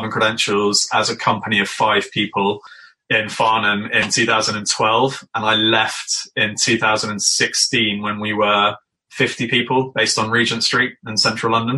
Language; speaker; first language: English; native; English